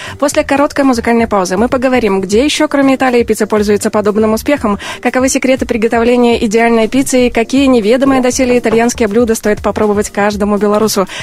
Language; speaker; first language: Russian; native; Russian